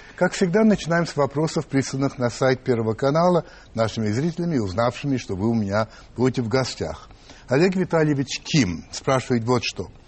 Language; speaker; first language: Russian; early bilingual, other home language; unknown